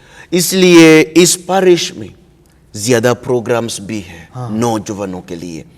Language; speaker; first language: Hindi; non-native, learner; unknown